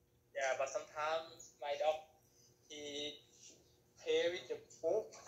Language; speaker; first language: English; non-native, learner; Thai